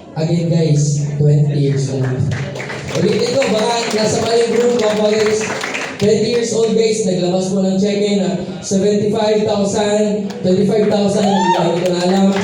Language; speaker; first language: Filipino; non-native, local second language; Cebuano